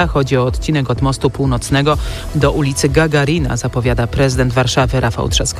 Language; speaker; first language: Polish; native; Polish